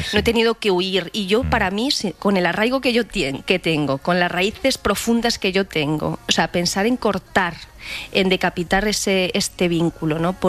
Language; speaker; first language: Spanish; native; Spanish